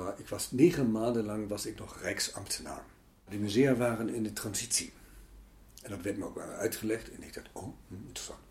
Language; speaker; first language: Dutch; non-native, fluent; German